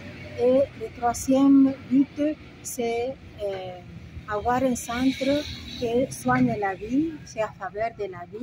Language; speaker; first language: French; non-native, fluent; Spanish